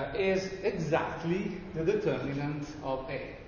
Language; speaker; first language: English; non-native, fluent; Italian